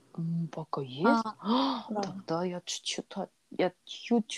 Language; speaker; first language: Russian; non-native, learner; Korean